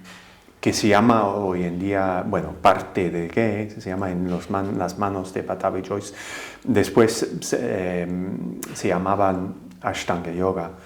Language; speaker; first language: Spanish; non-native, fluent; English